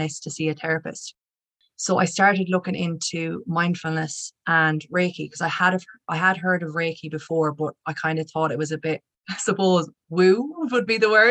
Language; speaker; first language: English; native; English